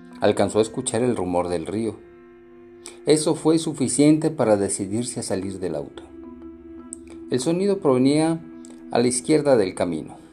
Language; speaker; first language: Spanish; native; Spanish